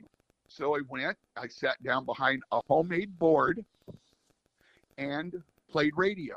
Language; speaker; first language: English; native; English